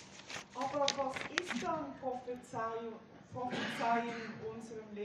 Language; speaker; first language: German; non-native, learner; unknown